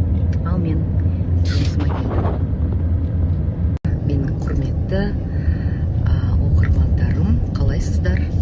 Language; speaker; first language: Kazakh; non-native, local second language; Russian